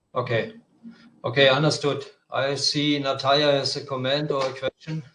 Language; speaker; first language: English; non-native, fluent; German